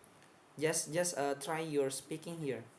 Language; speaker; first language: English; non-native, fluent; Indonesian